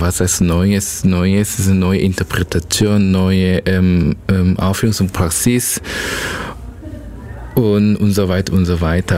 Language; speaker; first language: German; non-native, learner; Korean